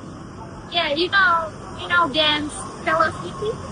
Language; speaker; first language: English; non-native, learner; Indonesian